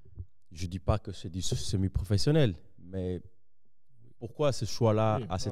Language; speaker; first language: French; native; French